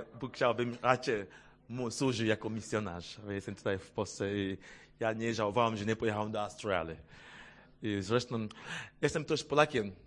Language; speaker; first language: Polish; non-native, fluent; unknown